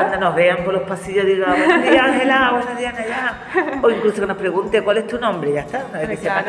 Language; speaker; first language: Spanish; native; Spanish